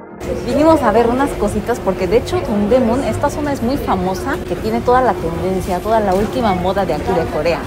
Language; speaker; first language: Spanish; non-native, fluent; Korean